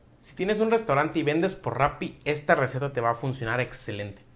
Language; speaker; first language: Spanish; native; Spanish